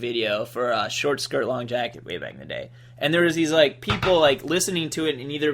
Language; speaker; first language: English; native; English